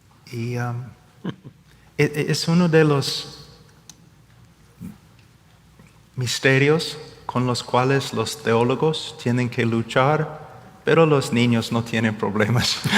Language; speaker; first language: Spanish; non-native, fluent; English